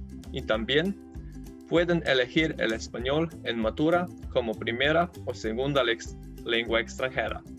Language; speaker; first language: Spanish; non-native, learner; Slovenian